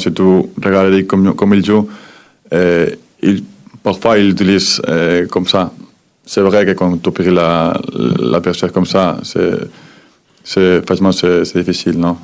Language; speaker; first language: French; non-native, fluent; Spanish